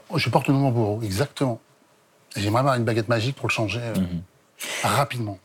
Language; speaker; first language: French; native; French